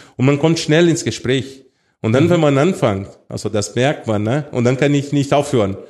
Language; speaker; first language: German; non-native, fluent; Portuguese